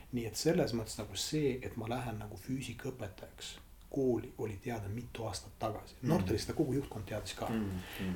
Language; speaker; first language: Estonian; non-native, local second language; Russian